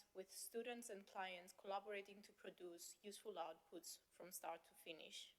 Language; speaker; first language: English; non-native, fluent; Greek